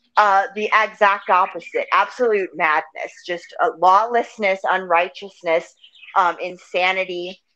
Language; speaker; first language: English; native; English